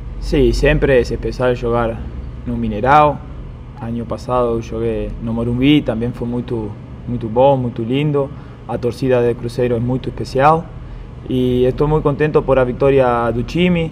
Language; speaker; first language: Portuguese; non-native, fluent; Spanish